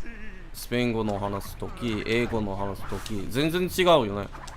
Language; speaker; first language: Japanese; non-native, fluent; English